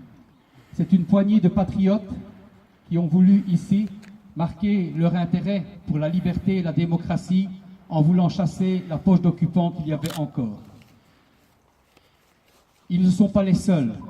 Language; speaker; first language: French; native; French